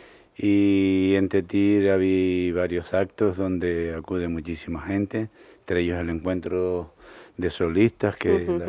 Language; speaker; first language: Spanish; native; Spanish